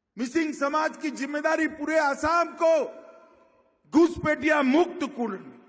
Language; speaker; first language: Hindi; non-native, local second language; Gujarati